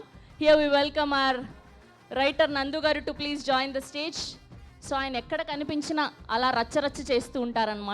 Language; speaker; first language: Telugu; native; Telugu